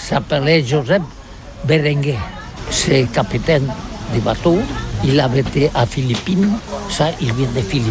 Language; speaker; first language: French; non-native, learner; Catalan